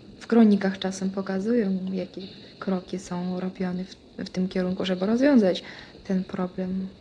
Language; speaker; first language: Polish; non-native, fluent; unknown